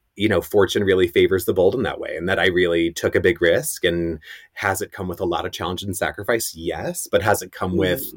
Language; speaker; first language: English; native; English